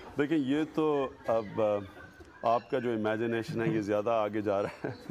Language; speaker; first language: Urdu; native; Urdu